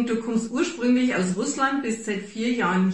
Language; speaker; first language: German; native; German